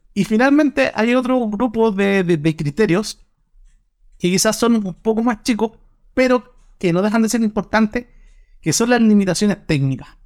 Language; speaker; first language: Spanish; native; Spanish